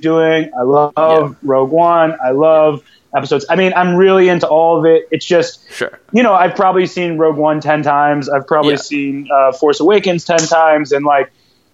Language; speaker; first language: English; native; English